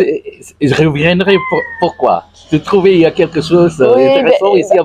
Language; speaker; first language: French; non-native, learner; Indonesian